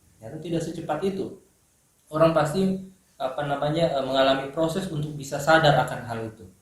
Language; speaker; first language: Indonesian; native; Indonesian